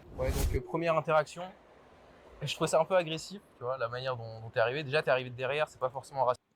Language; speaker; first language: French; native; French